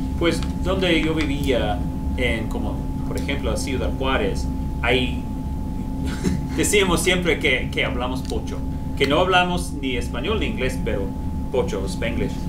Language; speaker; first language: Spanish; non-native, fluent; English